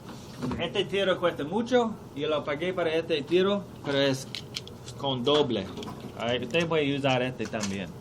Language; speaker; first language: Spanish; non-native, learner; English